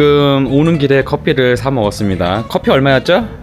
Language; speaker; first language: Korean; native; Korean